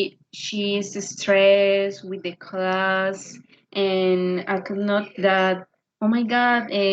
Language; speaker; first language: English; non-native, learner; Spanish